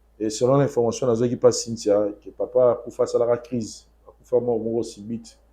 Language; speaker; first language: Lingala; native; Lingala